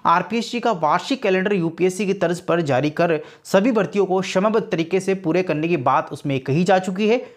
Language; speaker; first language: Hindi; native; Hindi